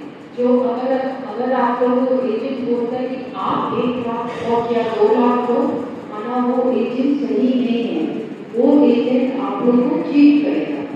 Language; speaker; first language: Hindi; non-native, local second language; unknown